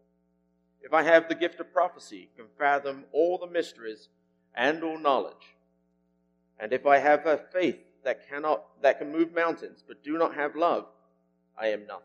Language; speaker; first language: English; native; English